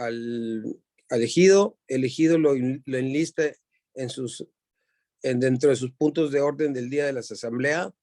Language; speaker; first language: Spanish; native; Spanish